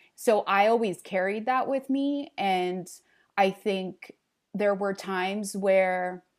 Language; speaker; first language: English; early bilingual, other home language; Spanish